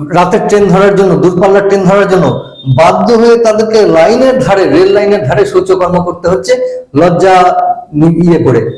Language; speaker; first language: Bangla; native; Bangla